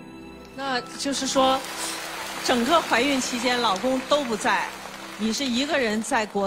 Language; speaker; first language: Chinese; native; Chinese